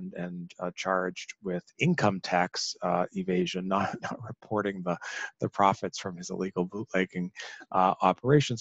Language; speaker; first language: English; native; English